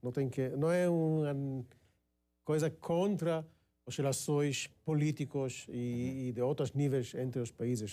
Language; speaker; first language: Portuguese; non-native, fluent; Hebrew